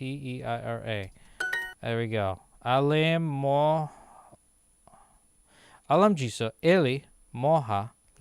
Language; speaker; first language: Portuguese; non-native, learner; English